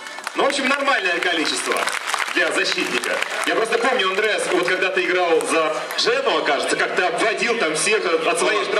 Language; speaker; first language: Russian; native; Russian